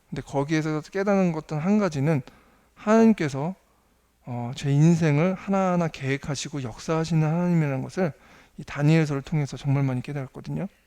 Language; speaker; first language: Korean; early bilingual, heritage; Korean